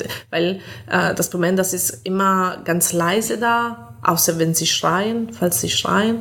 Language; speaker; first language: German; non-native, fluent; Italian